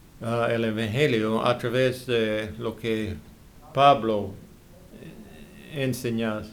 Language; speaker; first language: Spanish; non-native, learner; English